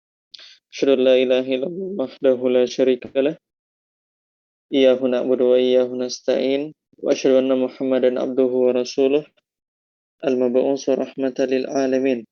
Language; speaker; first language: Arabic; non-native, fluent; Indonesian